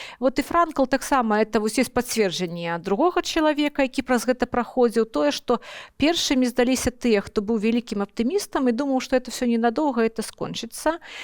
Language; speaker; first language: Belarusian; non-native, local second language; Russian